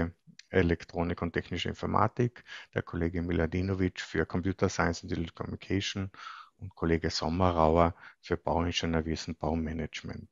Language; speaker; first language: German; native; German